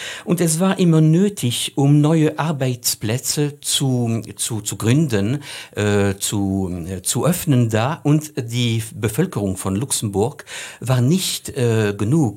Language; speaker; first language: German; non-native, fluent; French